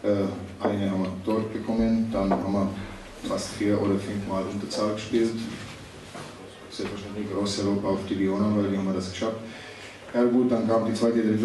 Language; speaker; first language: German; non-native, learner; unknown